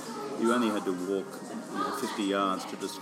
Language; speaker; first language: English; native; English